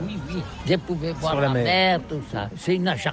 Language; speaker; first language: French; non-native, learner; Catalan